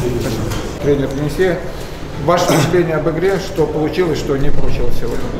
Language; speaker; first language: Russian; native; Russian